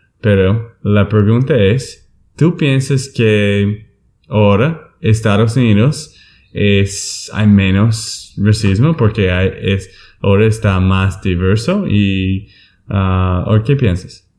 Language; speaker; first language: Spanish; non-native, learner; English